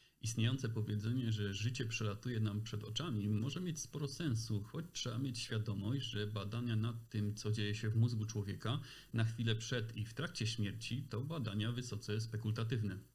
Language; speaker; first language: Polish; native; Polish